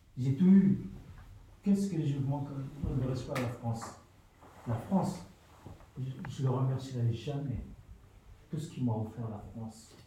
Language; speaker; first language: French; non-native, fluent; Soninke